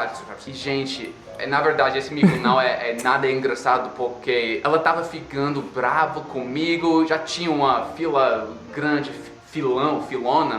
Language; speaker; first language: Portuguese; non-native, fluent; English